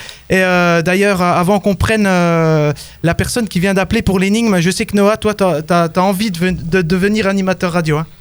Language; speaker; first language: French; native; French